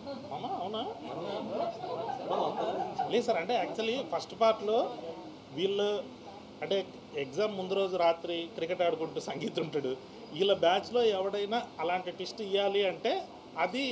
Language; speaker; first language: Telugu; native; Telugu